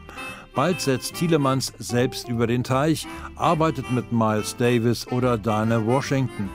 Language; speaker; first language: German; native; German